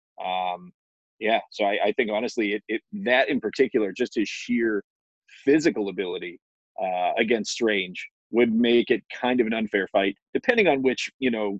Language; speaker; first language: English; native; English